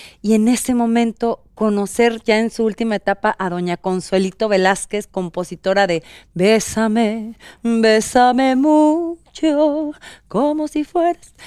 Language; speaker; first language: Spanish; native; Spanish